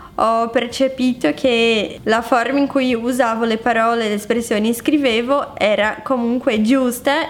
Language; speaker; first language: Italian; non-native, fluent; Portuguese